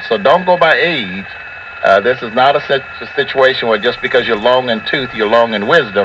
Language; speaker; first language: English; native; English